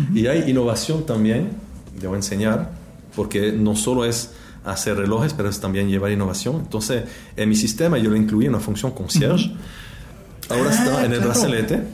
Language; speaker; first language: Spanish; non-native, fluent; French